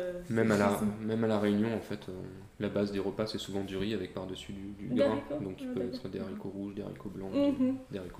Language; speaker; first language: French; native; French